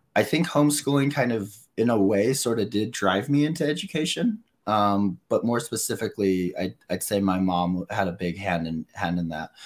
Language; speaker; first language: English; native; English